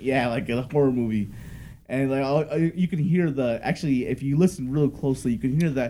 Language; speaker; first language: English; native; English